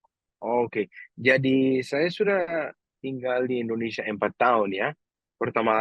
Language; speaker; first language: Indonesian; non-native, fluent; Danish